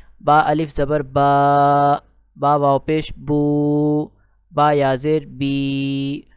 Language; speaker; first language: Urdu; native; Urdu